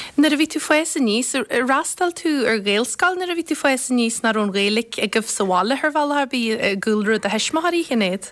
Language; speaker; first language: Irish; native; Irish